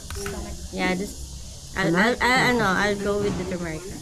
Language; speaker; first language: English; non-native, local second language; Filipino